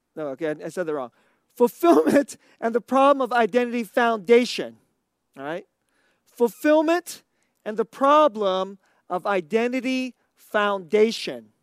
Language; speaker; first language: English; native; English